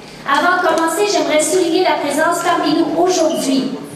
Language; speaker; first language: French; native; French